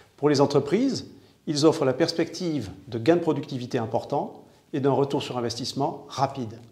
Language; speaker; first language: French; native; French